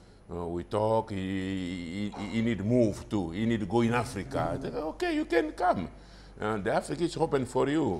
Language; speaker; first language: English; non-native, learner; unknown